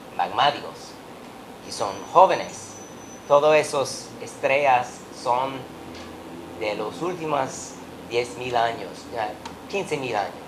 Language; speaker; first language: Spanish; non-native, learner; English